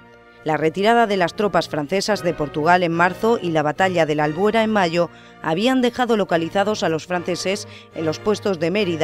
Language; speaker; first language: Spanish; native; Spanish